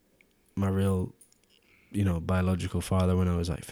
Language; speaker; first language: English; native; English